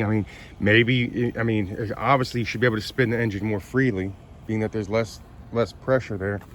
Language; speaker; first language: English; native; English